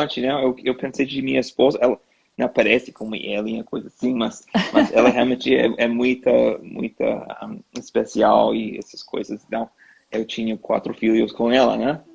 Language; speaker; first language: Portuguese; non-native, learner; English